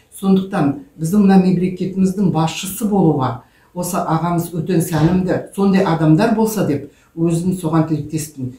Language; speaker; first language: Kazakh; non-native, local second language; Russian